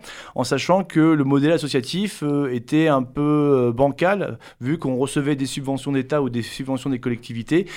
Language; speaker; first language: French; native; French